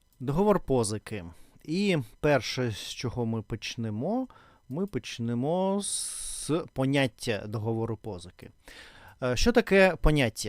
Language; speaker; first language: Ukrainian; non-native, learner; Russian